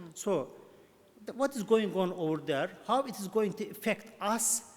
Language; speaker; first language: English; non-native, fluent; Turkish